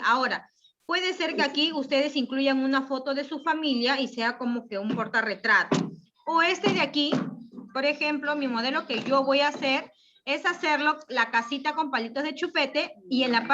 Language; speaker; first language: Spanish; native; Spanish